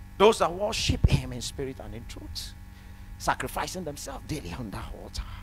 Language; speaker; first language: English; non-native, local second language; Yoruba